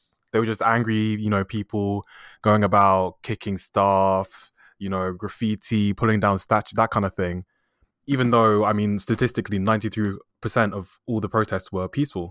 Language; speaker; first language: English; native; English